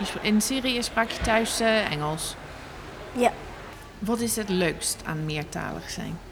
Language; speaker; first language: Dutch; non-native, fluent; English